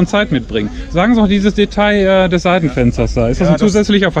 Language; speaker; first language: German; native; German